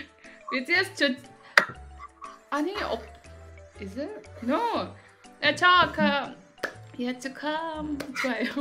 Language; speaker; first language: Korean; non-native, learner; Indonesian